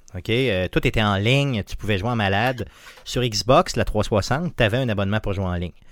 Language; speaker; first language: French; native; French